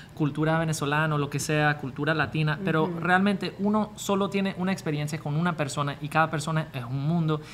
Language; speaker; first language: Spanish; non-native, fluent; English